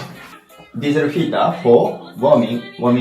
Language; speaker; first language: English; non-native, learner; Japanese